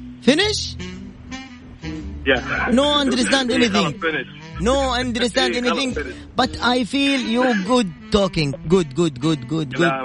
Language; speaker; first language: English; non-native, learner; Arabic